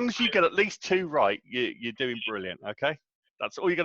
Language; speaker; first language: English; native; English